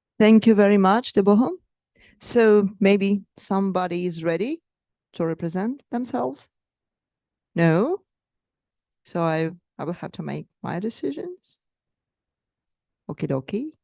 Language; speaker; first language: English; non-native, fluent; Russian